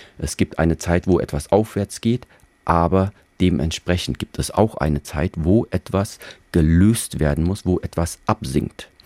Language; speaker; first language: German; early bilingual, other home language; Vietnamese